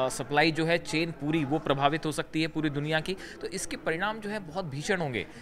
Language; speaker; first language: Hindi; native; Hindi